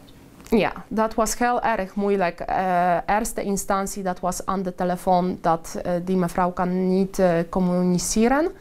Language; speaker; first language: Dutch; non-native, learner; Polish